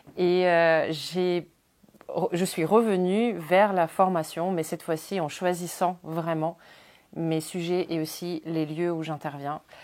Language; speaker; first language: French; non-native, fluent; Ukrainian